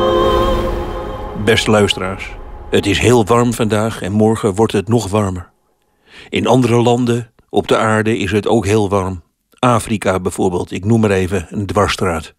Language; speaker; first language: Dutch; native; Dutch